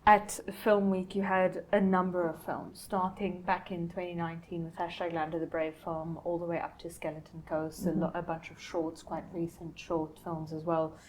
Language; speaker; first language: English; non-native, local second language; Afrikaans